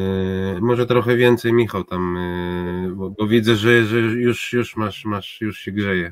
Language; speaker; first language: Polish; non-native, fluent; Hebrew